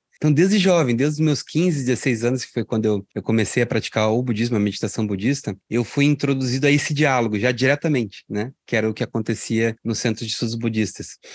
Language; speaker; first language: Portuguese; native; Portuguese